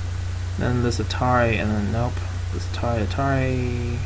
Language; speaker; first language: English; native; English